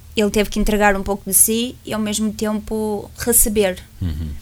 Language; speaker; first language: Portuguese; non-native, fluent; Ukrainian